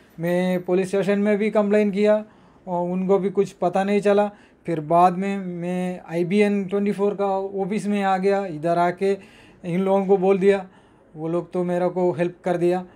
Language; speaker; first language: Hindi; non-native, local second language; Malayalam